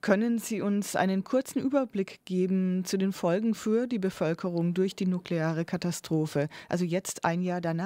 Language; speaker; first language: German; native; German